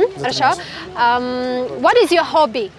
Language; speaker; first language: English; non-native, learner; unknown